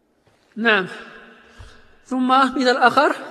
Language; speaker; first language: Arabic; native; Arabic